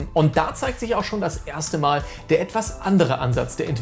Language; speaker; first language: German; native; German